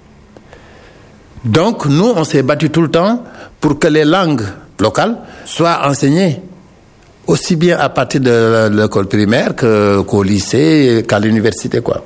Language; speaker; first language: French; non-native, local second language; Wolof